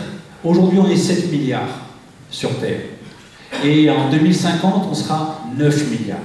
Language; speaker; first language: French; native; French